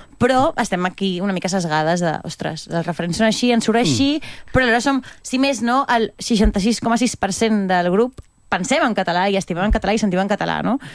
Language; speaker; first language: Catalan; native; Catalan